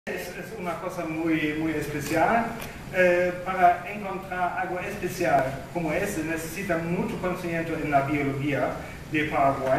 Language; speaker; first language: Spanish; non-native, fluent; German